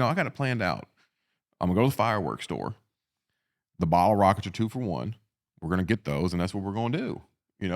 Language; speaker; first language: English; native; English